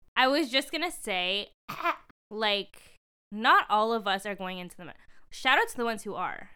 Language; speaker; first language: English; early bilingual, other home language; Filipino